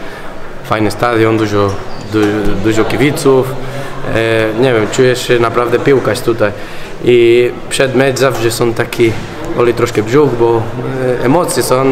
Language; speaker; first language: Polish; non-native, learner; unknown